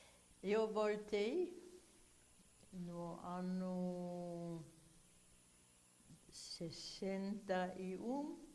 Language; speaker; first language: Portuguese; non-native, fluent; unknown